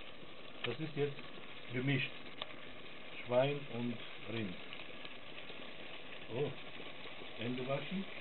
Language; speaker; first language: German; non-native, fluent; Italian